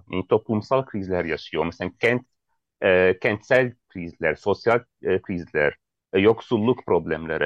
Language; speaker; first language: Turkish; non-native, fluent; Arabic